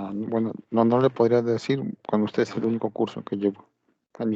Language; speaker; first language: Spanish; native; Spanish